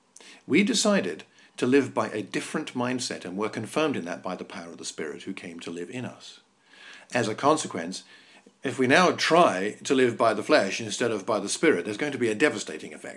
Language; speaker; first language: English; native; English